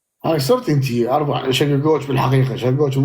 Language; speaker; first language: Arabic; native; Arabic